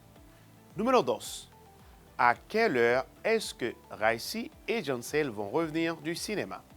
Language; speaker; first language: French; non-native, fluent; Spanish